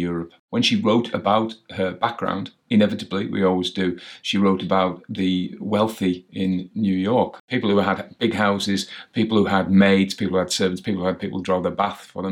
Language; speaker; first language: English; native; English